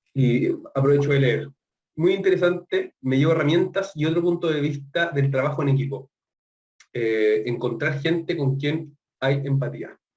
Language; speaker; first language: Spanish; native; Spanish